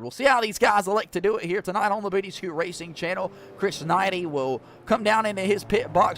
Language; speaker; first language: English; native; English